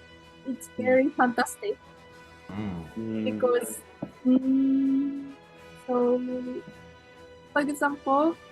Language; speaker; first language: English; non-native, learner; Japanese